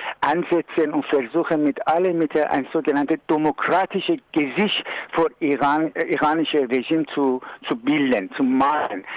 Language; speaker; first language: German; non-native, learner; Persian